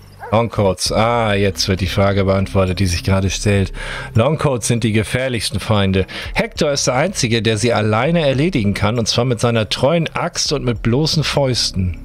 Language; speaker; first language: German; native; German